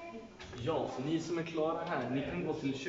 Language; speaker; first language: Swedish; native; Swedish